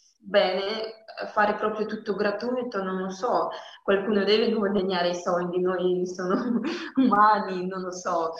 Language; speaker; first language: Italian; non-native, learner; Russian